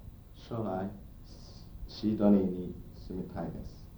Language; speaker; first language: Japanese; non-native, learner; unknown